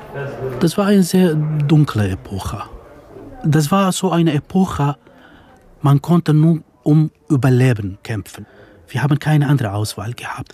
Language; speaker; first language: German; non-native, fluent; Kurdish